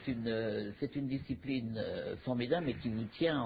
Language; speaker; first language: French; native; French